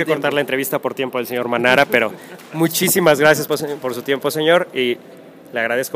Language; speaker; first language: Spanish; native; Spanish